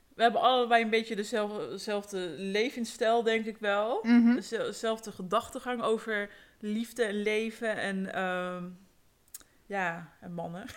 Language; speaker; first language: Dutch; native; Dutch